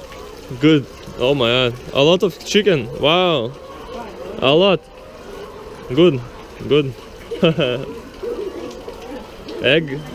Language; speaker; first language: English; non-native, learner; Lithuanian